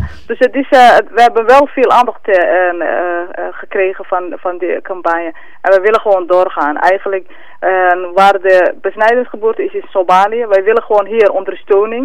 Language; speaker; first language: Dutch; non-native, fluent; Somali